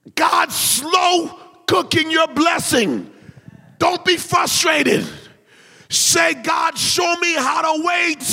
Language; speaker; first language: English; early bilingual, other home language; Haitian Creole